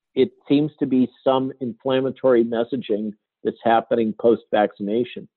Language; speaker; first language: English; native; English